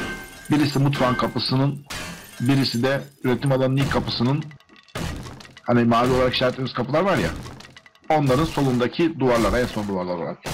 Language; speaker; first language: Turkish; native; Turkish